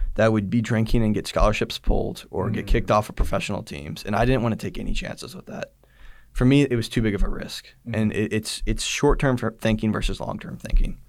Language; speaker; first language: English; native; English